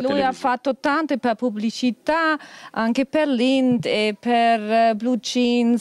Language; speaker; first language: Italian; non-native, fluent; German